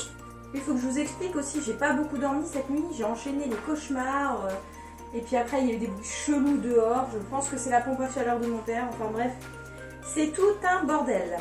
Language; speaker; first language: French; native; French